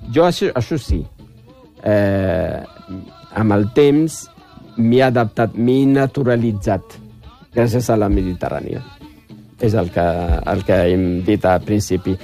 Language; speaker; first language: Catalan; non-native, fluent; Riffian